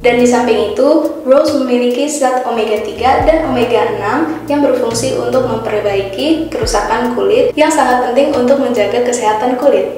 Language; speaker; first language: Indonesian; early bilingual, heritage; Indonesian